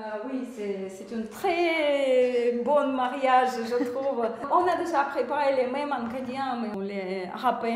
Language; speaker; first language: French; non-native, learner; Russian